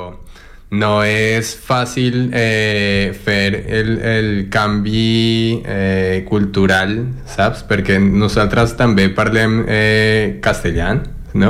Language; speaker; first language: Catalan; non-native, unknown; Spanish